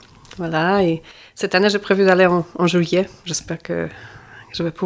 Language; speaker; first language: French; non-native, fluent; Polish